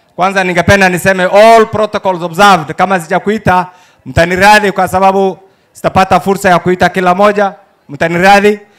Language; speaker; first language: Swahili; non-native, local second language; Somali